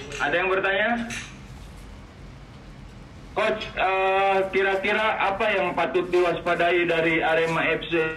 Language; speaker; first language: Indonesian; native; Indonesian